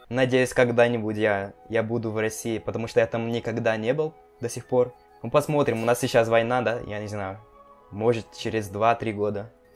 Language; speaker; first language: Russian; non-native, fluent; Portuguese